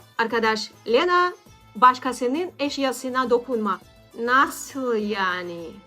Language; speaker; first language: Turkish; non-native, learner; Russian